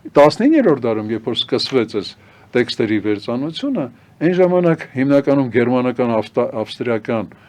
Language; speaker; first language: Armenian; native; Armenian